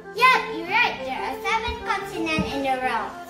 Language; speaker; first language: English; non-native, learner; Indonesian